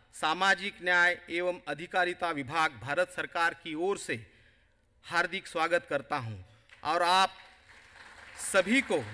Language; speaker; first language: Hindi; non-native, local second language; Marathi